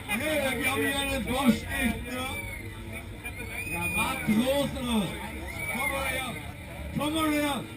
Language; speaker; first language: German; native; German